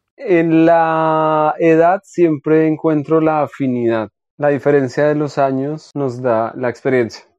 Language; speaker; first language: Spanish; native; Spanish